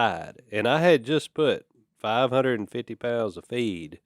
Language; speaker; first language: English; native; English